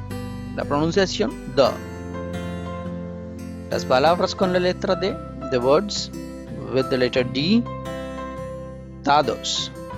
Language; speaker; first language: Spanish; non-native, fluent; Bangla